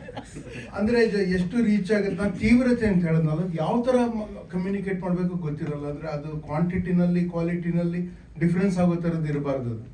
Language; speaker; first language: Kannada; native; Kannada